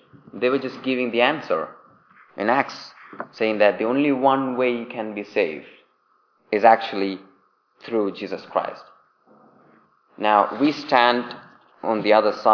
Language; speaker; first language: English; non-native, local second language; Malayalam